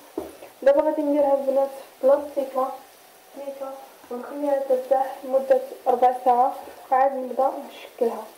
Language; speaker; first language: Arabic; native; Arabic